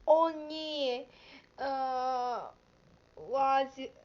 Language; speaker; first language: Ukrainian; non-native, learner; Russian